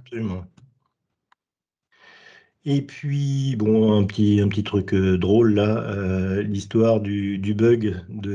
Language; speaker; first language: French; native; French